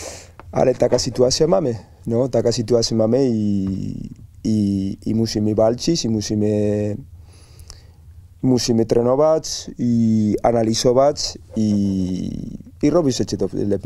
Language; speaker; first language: Polish; non-native, learner; Spanish